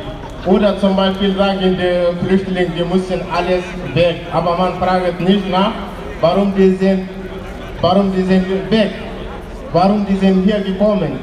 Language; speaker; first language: German; non-native, learner; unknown